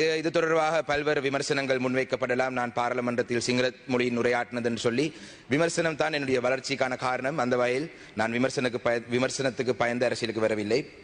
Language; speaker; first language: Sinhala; non-native, local second language; Tamil